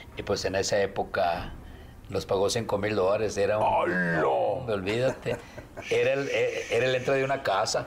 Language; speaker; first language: Spanish; native; Spanish